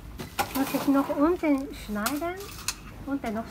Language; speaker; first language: German; non-native, learner; Japanese